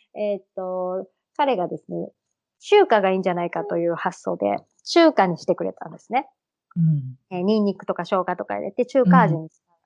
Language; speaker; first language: Japanese; native; Japanese